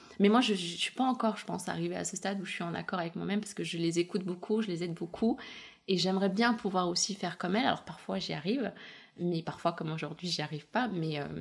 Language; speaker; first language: French; early bilingual, other home language; Russian